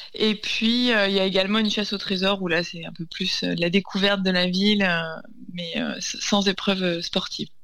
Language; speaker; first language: French; native; French